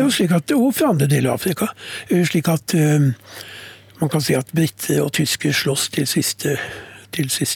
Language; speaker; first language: Norwegian; native; Norwegian